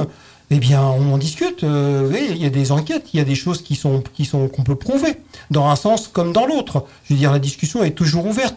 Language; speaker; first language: French; native; French